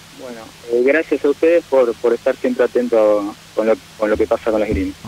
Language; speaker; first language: Spanish; native; Spanish